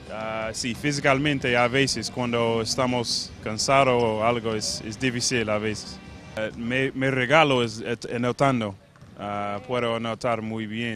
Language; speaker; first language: Spanish; non-native, learner; English